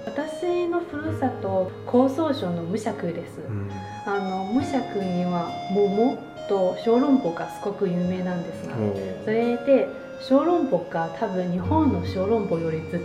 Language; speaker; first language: Japanese; non-native, fluent; Chinese